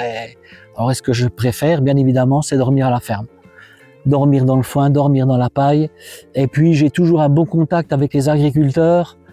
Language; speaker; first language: French; native; French